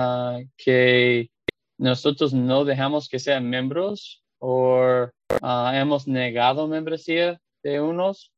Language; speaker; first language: Spanish; non-native, fluent; English